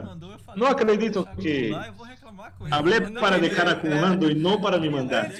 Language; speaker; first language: Spanish; non-native, learner; Portuguese